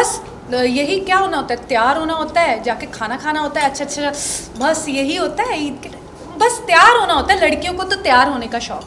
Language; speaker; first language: Hindi; non-native, local second language; Punjabi